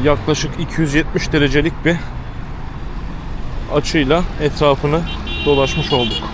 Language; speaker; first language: Turkish; native; Turkish